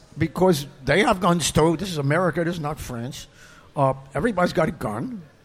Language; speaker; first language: English; native; English